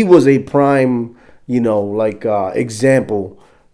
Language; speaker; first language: English; native; English